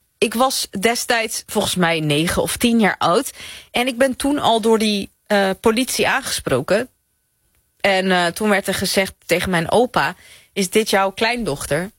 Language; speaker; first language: Dutch; early bilingual, other home language; Persian